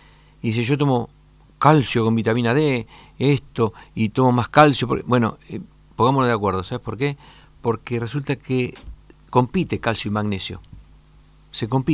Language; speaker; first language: Spanish; native; Spanish